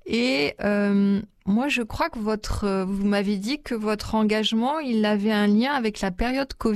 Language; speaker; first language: French; native; French